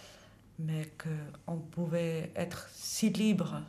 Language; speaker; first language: French; non-native, fluent; Dutch